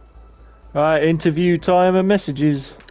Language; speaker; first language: English; native; English